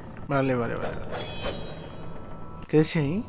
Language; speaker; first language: Spanish; native; Spanish